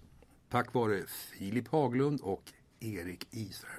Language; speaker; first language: Swedish; native; Swedish